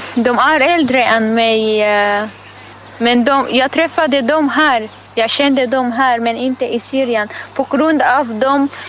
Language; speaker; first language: Swedish; non-native, learner; Arabic